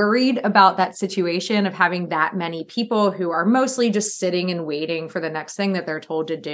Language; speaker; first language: English; native; English